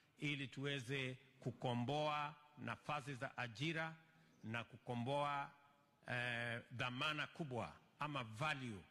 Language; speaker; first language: Swahili; non-native, local second language; Kalenjin